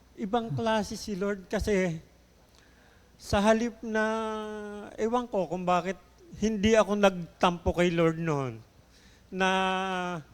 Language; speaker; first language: Filipino; native; Filipino